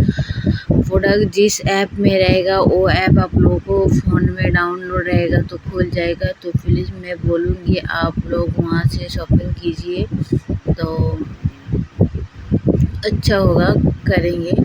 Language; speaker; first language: Hindi; non-native, local second language; Bangla